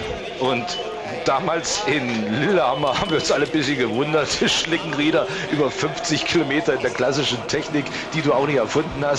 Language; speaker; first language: German; native; German